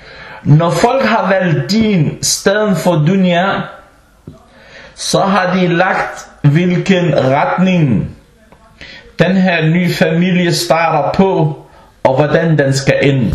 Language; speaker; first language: Danish; non-native, local second language; Arabic